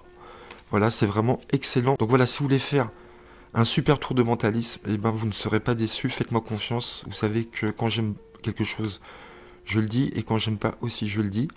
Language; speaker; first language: French; native; French